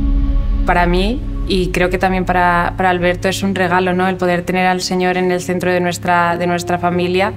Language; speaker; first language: Spanish; native; Spanish